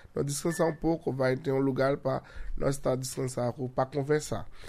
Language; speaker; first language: Portuguese; non-native, learner; Haitian Creole